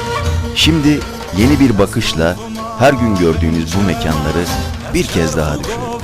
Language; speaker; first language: Turkish; native; Turkish